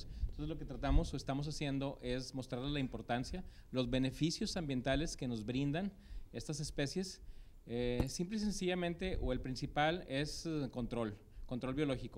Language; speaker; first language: Spanish; native; Spanish